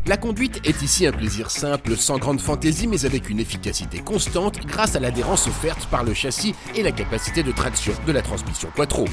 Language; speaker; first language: French; native; French